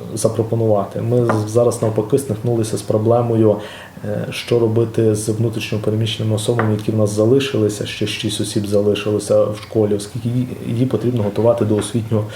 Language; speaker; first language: Ukrainian; native; Ukrainian